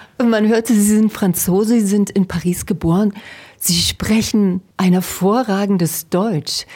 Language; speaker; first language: German; native; German